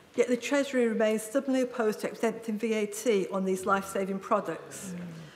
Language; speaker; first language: English; native; English